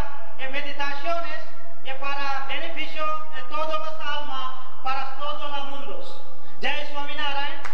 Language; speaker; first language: Spanish; non-native, learner; Gujarati